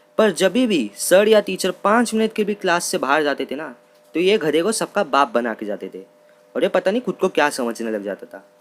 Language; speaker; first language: Hindi; non-native, local second language; Marathi